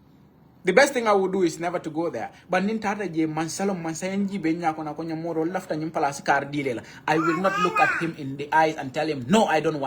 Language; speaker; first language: English; non-native, local second language; Wolof